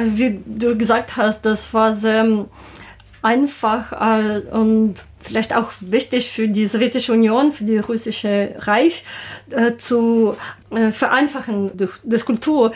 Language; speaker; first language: German; non-native, learner; Ukrainian